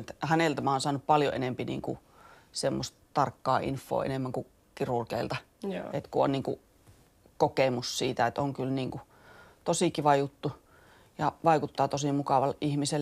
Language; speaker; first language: Finnish; native; Finnish